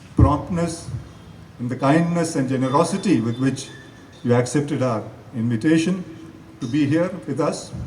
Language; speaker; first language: English; non-native, local second language; Malayalam